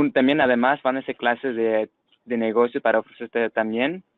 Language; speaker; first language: Spanish; non-native, fluent; English